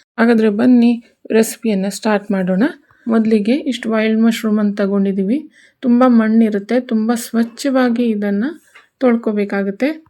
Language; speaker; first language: Kannada; non-native, local second language; Konkani